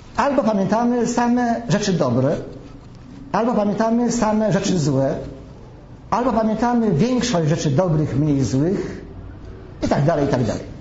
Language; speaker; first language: Polish; native; Polish